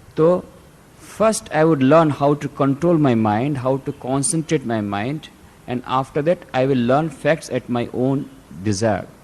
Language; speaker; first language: English; non-native, local second language; Gujarati